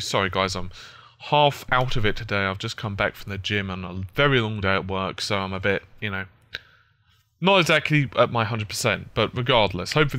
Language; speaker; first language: English; native; English